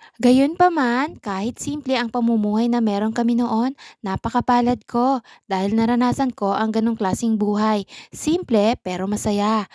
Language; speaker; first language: Filipino; non-native, local second language; Cebuano